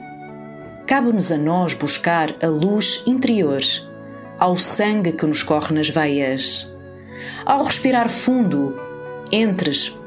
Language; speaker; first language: Portuguese; native; Portuguese